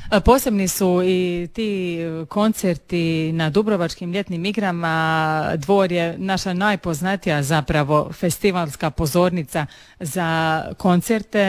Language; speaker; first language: Serbian; native; Serbian